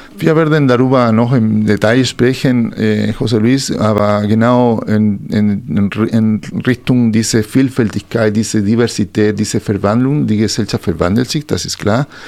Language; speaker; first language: German; non-native, fluent; Spanish